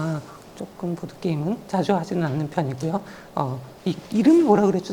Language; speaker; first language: Korean; native; Korean